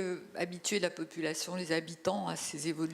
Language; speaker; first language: French; native; French